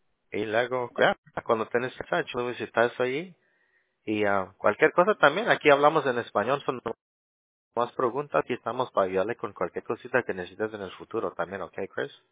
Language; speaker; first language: Spanish; native; Spanish